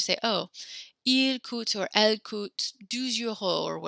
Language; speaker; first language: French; non-native, fluent; English